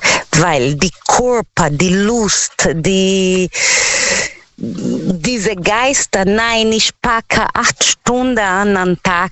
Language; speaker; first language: German; non-native, learner; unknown